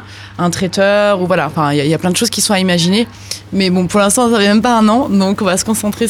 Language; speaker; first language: French; native; French